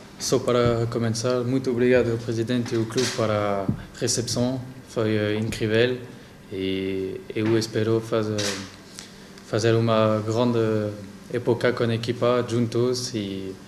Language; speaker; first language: Portuguese; non-native, learner; French